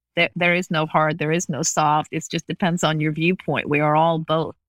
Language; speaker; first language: English; native; English